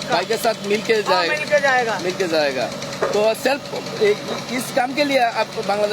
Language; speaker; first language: Hindi; non-native, learner; Bangla